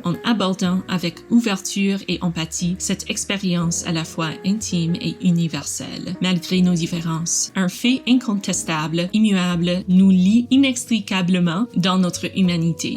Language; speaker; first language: French; non-native, learner; English